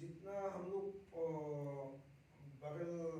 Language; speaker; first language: Hindi; non-native, local second language; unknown